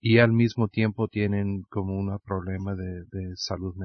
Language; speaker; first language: Spanish; early bilingual, heritage; Spanish